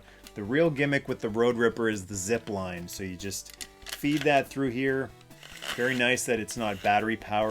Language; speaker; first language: English; native; English